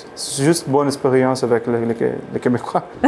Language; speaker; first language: French; non-native, learner; Portuguese